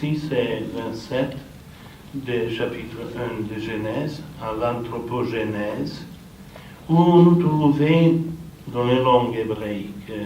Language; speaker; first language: French; non-native, fluent; Romanian